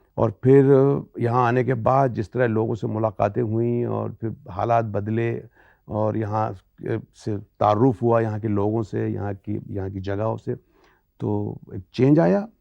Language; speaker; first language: Hindi; native; Hindi